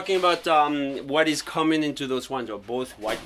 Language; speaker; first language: English; non-native, fluent; French